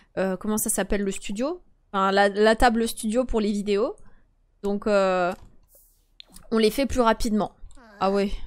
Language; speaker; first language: French; early bilingual, other home language; Polish